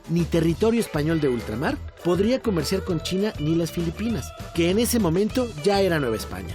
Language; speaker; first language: Spanish; native; Spanish